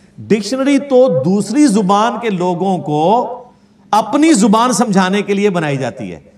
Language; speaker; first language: Urdu; non-native, local second language; Punjabi